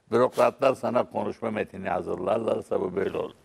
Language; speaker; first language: Turkish; non-native, local second language; Arabic